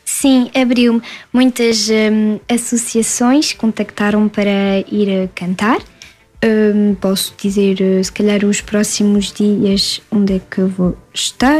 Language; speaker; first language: Portuguese; early bilingual, heritage; French